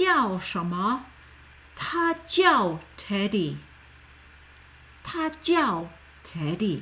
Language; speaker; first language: Chinese; non-native, fluent; English